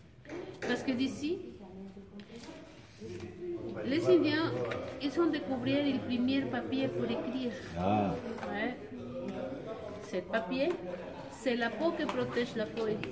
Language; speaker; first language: French; non-native, learner; Spanish